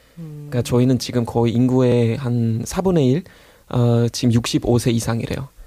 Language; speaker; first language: Korean; non-native, fluent; German